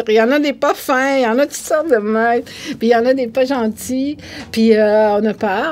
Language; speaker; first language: French; native; French